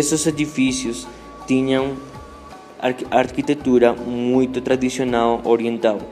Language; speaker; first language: Portuguese; non-native, learner; Spanish